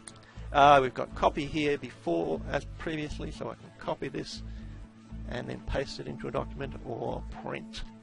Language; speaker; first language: English; native; English